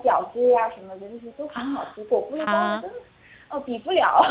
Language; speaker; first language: Chinese; non-native, learner; Korean